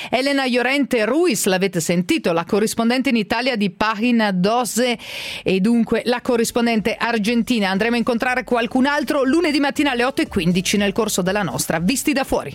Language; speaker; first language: Italian; native; Italian